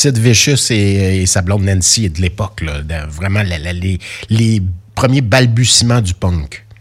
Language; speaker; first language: French; native; French